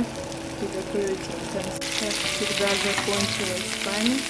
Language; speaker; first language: Russian; non-native, local second language; Chechen